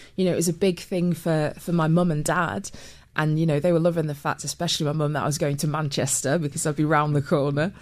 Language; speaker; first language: English; native; English